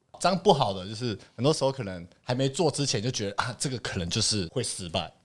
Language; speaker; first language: Chinese; early bilingual, heritage; Chinese